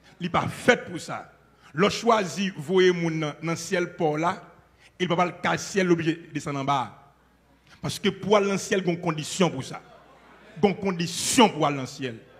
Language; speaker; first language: French; non-native, local second language; Haitian Creole